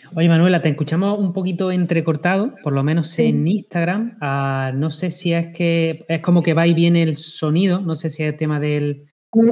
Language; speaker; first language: Spanish; native; Spanish